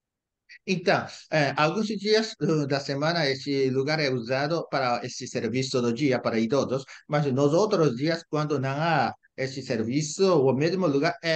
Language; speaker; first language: Portuguese; non-native, fluent; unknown